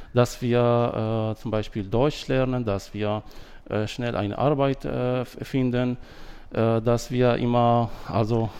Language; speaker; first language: German; non-native, fluent; Arabic